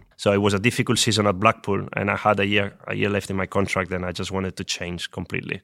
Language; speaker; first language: English; non-native, fluent; Spanish